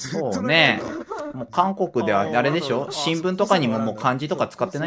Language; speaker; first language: Japanese; native; Japanese